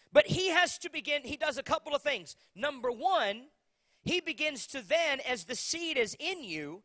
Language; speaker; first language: English; native; English